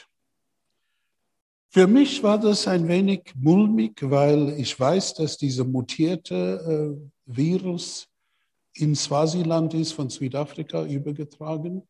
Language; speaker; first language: German; non-native, fluent; English